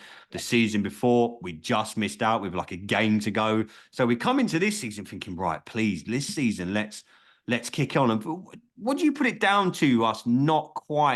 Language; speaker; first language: English; native; English